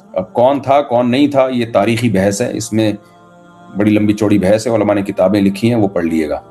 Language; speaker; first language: Urdu; native; Urdu